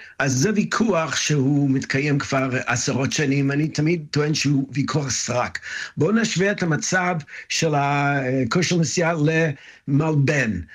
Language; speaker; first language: Hebrew; non-native, fluent; English